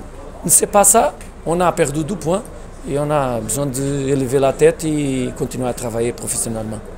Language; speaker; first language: French; non-native, learner; Portuguese